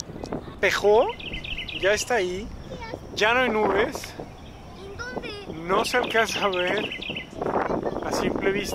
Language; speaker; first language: Spanish; native; Spanish